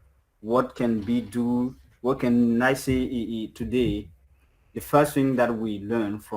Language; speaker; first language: English; non-native, fluent; French